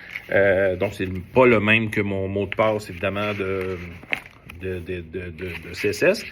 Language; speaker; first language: French; native; French